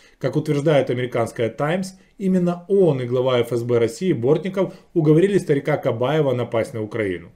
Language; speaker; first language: Russian; native; Russian